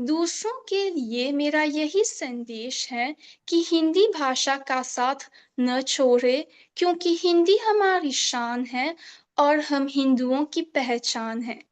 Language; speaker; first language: Hindi; non-native, local second language; Morisyen